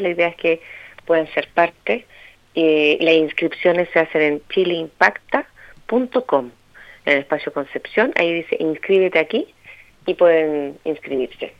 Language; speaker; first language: Spanish; native; Spanish